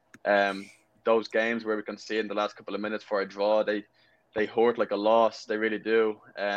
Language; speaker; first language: English; native; English